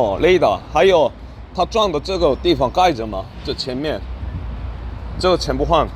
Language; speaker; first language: Chinese; non-native, learner; Korean